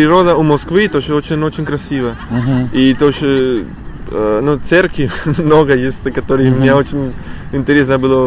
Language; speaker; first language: Russian; non-native, learner; Spanish